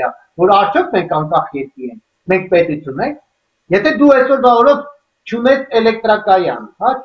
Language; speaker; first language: Armenian; native; Armenian